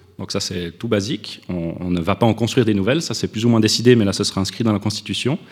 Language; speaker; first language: French; native; French